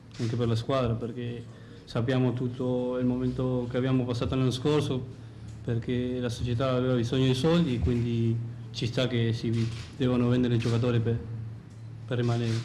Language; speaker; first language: Italian; non-native, fluent; Spanish